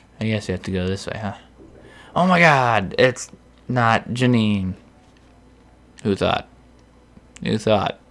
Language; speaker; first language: English; native; English